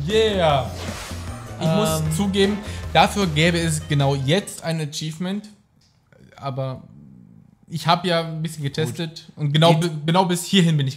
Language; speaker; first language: German; native; German